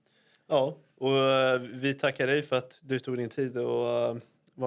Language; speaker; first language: Swedish; native; Swedish